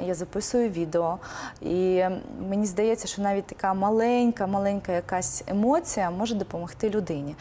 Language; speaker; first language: Ukrainian; non-native, local second language; Russian